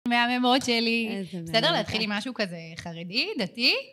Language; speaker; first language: Hebrew; native; Hebrew